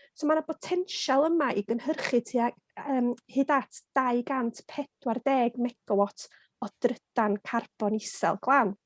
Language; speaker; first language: Welsh; native; Welsh